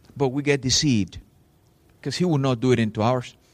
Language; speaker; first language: English; non-native, fluent; Spanish